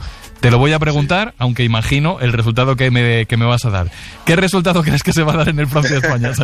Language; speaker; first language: Spanish; native; Spanish